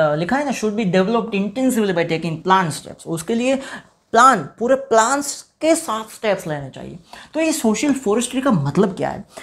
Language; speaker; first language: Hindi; non-native, local second language; Gujarati